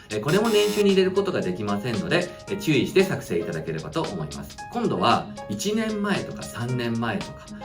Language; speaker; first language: Japanese; native; Japanese